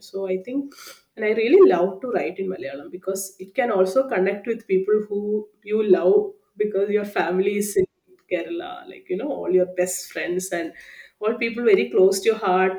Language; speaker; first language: English; non-native, local second language; Malayalam